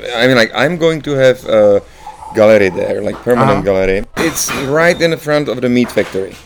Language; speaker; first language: English; non-native, fluent; Czech